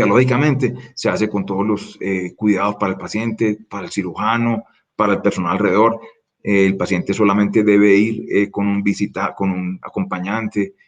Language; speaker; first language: Spanish; native; Spanish